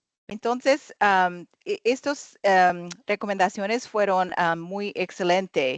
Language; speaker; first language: Spanish; non-native, learner; English